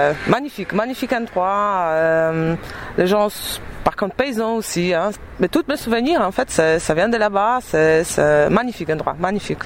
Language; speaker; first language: French; non-native, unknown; Polish